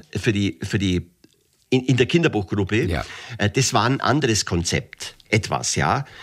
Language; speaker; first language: German; native; German